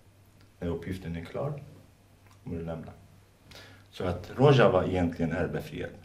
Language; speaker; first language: Swedish; non-native, fluent; Kurdish